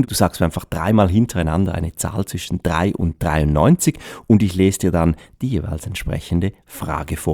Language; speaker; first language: German; native; German